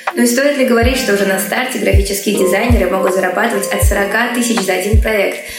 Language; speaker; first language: Russian; early bilingual, other home language; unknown